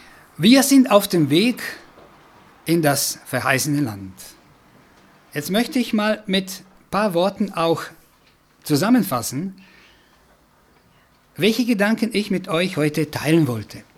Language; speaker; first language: German; non-native, fluent; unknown